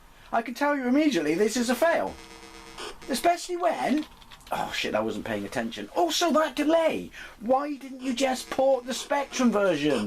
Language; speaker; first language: English; native; English